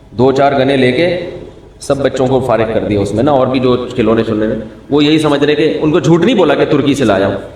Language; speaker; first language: Urdu; native; Urdu